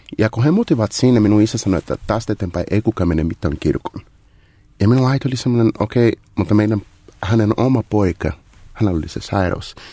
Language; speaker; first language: Finnish; non-native, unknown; Portuguese